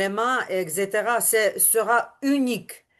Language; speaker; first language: French; non-native, learner; Ukrainian